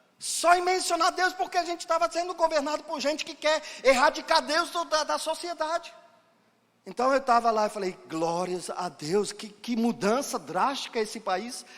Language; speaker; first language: Portuguese; non-native, fluent; German